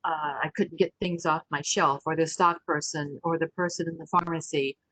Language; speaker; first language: English; native; English